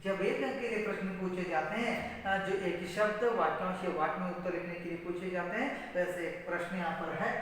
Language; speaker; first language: Hindi; non-native, local second language; Kannada